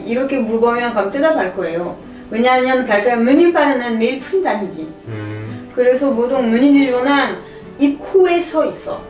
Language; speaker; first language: Korean; non-native, learner; French